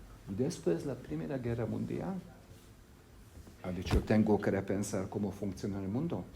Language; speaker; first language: Spanish; non-native, fluent; Hungarian